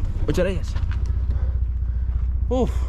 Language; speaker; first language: Spanish; non-native, fluent; English